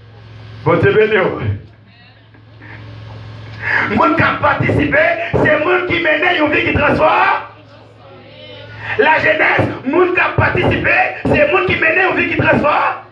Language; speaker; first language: French; non-native, local second language; Haitian Creole